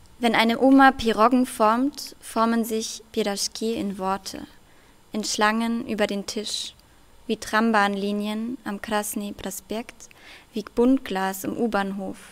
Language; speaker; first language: German; early bilingual, other home language; Russian